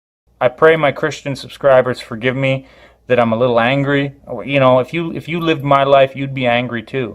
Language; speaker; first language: English; native; English